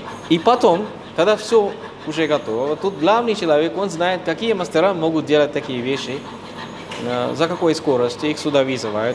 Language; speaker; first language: Russian; non-native, fluent; Sinhala